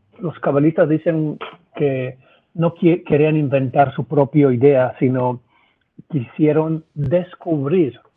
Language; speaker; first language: Spanish; non-native, fluent; Hebrew